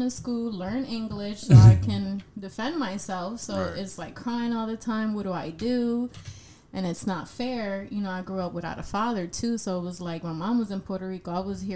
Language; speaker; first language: English; non-native, fluent; Spanish